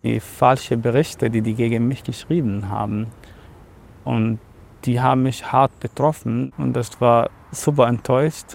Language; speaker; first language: German; non-native, learner; Arabic